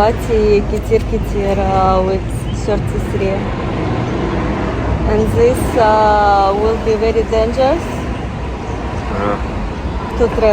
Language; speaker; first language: English; non-native, learner; Russian